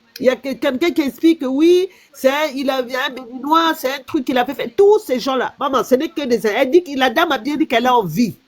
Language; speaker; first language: French; non-native, local second language; Lingala